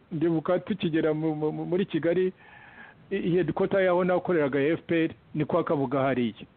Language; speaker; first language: Kinyarwanda; early bilingual, heritage; Kinyarwanda